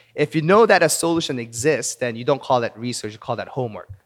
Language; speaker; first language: English; early bilingual, other home language; Korean